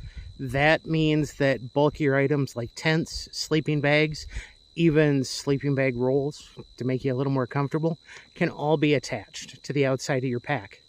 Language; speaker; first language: English; native; English